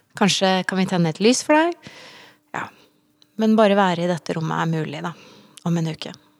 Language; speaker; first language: Norwegian; native; Norwegian